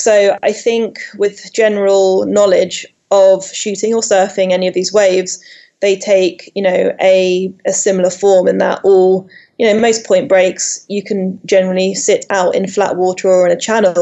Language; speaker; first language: English; native; English